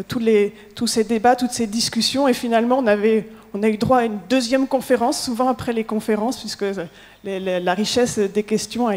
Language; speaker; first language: French; native; French